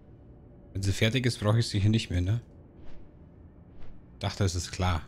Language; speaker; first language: German; native; German